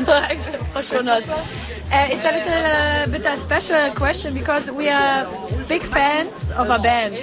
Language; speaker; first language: English; non-native, learner; German